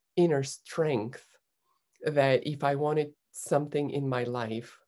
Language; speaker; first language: English; non-native, fluent; Bulgarian